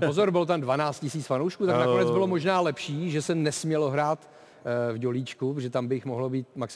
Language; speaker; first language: Czech; native; Czech